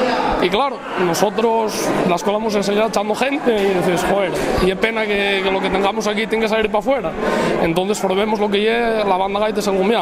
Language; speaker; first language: Spanish; native; Spanish